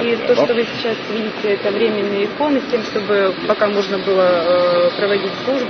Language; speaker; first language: Russian; native; Russian